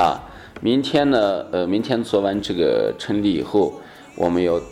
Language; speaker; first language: Chinese; native; Chinese